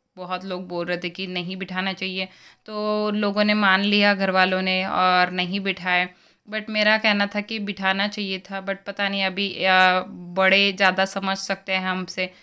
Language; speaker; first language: Hindi; native; Hindi